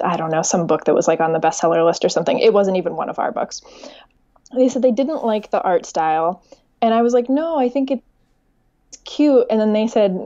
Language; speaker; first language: English; native; English